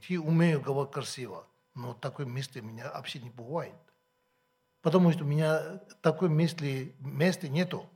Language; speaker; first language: Russian; non-native, learner; Tibetan